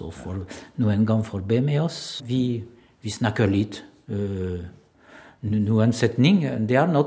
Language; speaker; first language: Norwegian; non-native, learner; French